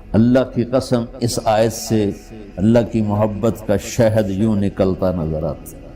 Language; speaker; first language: Urdu; non-native, local second language; Punjabi